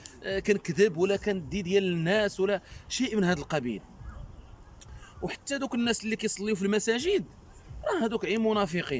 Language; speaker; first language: Arabic; native; Arabic